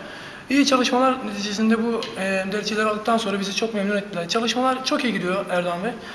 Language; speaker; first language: Turkish; native; Turkish